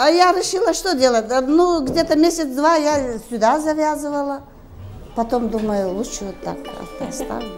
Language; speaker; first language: Russian; non-native, local second language; Kyrgyz